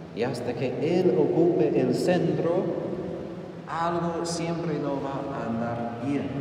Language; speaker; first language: Spanish; non-native, fluent; English